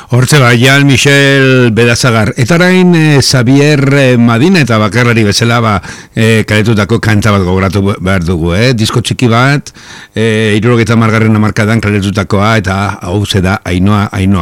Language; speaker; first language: Basque; native; Basque